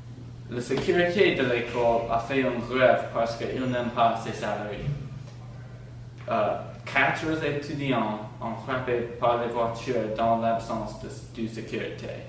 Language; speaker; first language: French; non-native, learner; English